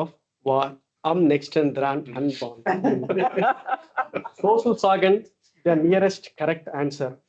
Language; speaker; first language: German; non-native, fluent; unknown